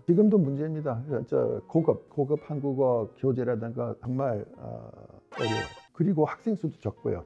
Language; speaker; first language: Korean; non-native, fluent; English